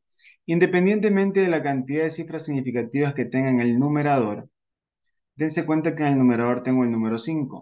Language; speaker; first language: Spanish; native; Spanish